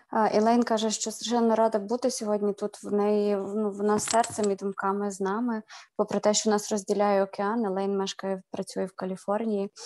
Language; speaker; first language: Ukrainian; native; Ukrainian